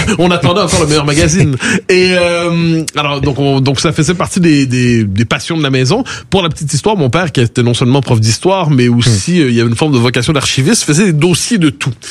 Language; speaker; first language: French; native; French